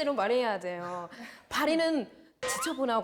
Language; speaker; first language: Korean; non-native, fluent; French